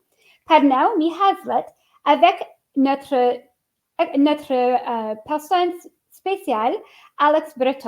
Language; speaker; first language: French; native; French